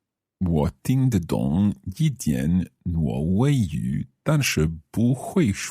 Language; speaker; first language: Chinese; non-native, learner; English